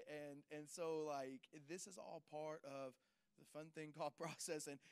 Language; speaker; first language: English; native; English